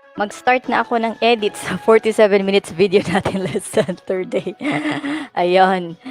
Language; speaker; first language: Filipino; native; Filipino